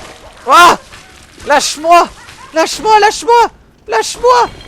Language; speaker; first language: French; native; French